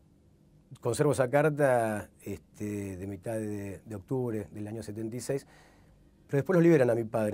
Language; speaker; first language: Spanish; native; Spanish